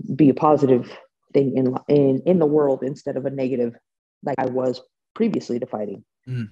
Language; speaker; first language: English; native; English